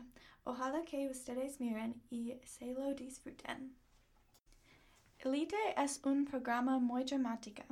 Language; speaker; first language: Spanish; non-native, learner; English